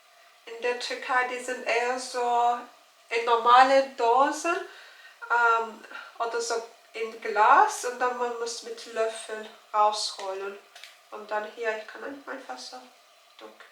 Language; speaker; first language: German; non-native, learner; Turkish